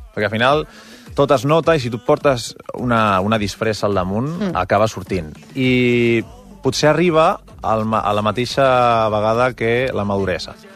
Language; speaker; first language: Catalan; non-native, local second language; Spanish